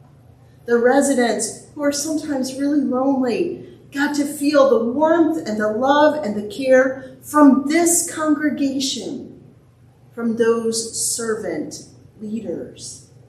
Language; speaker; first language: English; native; English